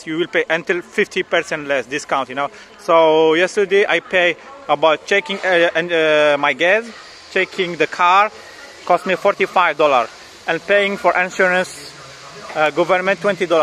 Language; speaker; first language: English; non-native, learner; French